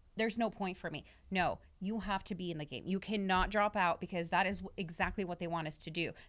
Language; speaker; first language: English; early bilingual, other home language; Russian